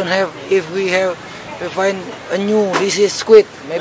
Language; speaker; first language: English; non-native, learner; Indonesian